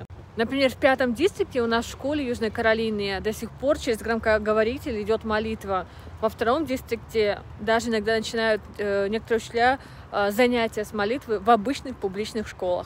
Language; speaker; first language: Russian; native; Russian